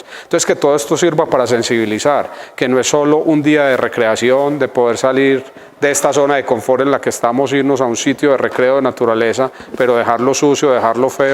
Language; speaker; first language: Spanish; native; Spanish